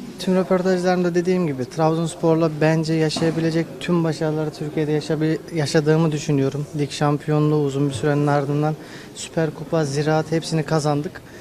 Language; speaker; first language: Turkish; native; Turkish